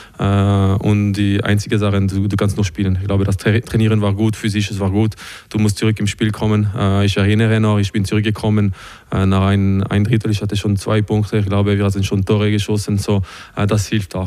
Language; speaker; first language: German; non-native, local second language; French